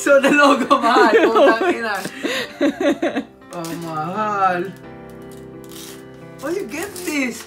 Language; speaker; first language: English; non-native, learner; Filipino